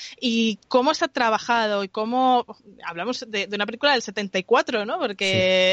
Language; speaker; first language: Spanish; native; Spanish